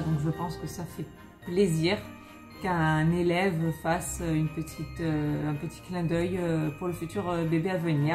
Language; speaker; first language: French; native; French